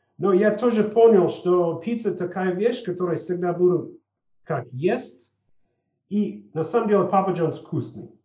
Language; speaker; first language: Russian; non-native, fluent; English